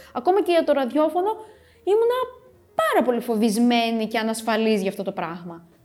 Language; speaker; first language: Greek; early bilingual, other home language; Romanian